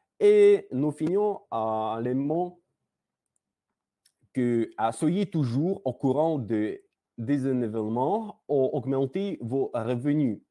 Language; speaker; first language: French; non-native, learner; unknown